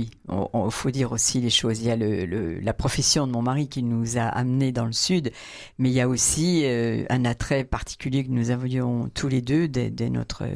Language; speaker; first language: French; native; French